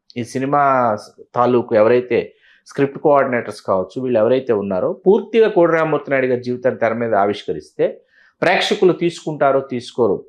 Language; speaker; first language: Telugu; native; Telugu